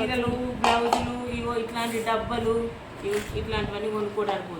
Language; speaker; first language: Telugu; native; Telugu